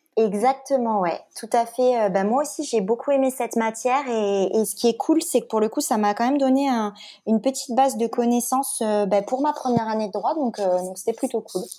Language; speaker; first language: French; native; French